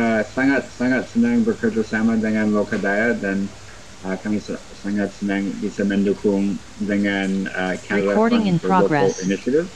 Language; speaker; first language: Indonesian; non-native, fluent; English